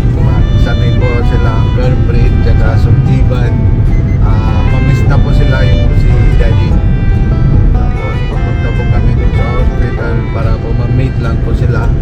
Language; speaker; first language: Filipino; non-native, local second language; Cebuano